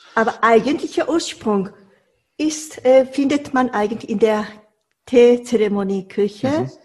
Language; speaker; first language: German; non-native, fluent; Japanese